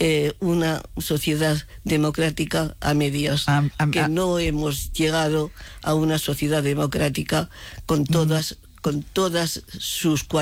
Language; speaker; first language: Spanish; native; Spanish